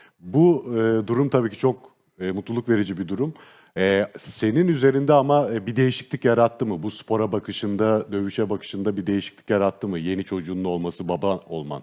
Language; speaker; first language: Turkish; native; Turkish